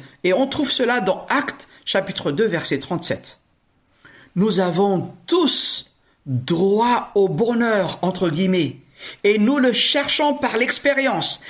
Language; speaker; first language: French; non-native, local second language; Malagasy